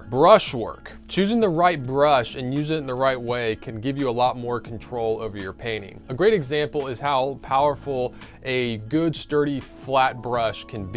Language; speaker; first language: English; native; English